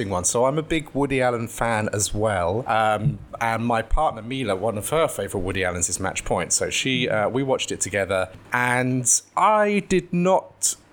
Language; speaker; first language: English; native; English